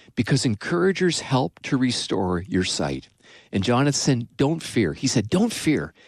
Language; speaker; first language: English; native; English